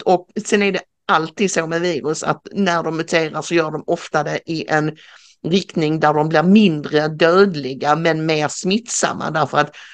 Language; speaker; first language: Swedish; native; Swedish